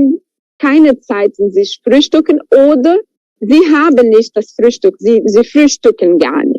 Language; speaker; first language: German; non-native, fluent; Portuguese